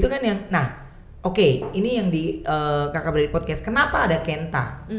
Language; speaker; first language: Indonesian; native; Indonesian